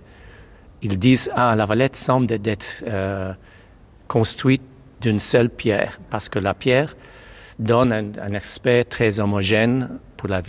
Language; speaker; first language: French; non-native, fluent; Maltese